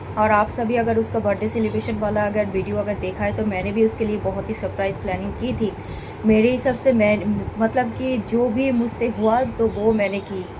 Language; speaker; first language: Hindi; non-native, local second language; Bangla